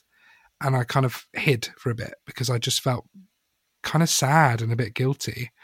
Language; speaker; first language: English; native; English